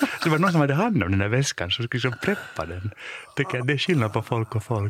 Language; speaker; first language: Swedish; native; Swedish